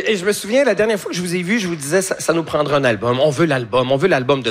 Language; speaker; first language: French; native; French